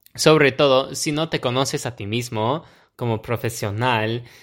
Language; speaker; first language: Spanish; non-native, fluent; English